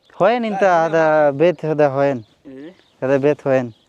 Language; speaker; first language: Arabic; non-native, learner; Bangla